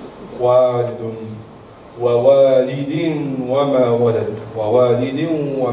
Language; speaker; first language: Arabic; non-native, fluent; Italian